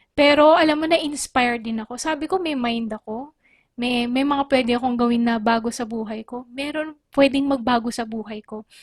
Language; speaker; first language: Filipino; native; Filipino